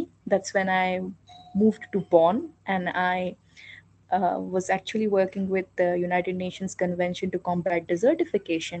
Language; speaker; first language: English; non-native, local second language; Hindi